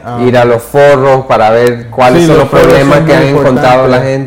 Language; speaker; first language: Spanish; early bilingual, heritage; English